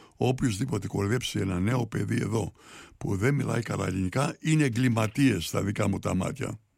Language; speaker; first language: Greek; early bilingual, heritage; Greek